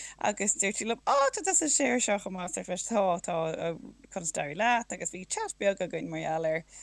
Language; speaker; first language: Irish; native; Irish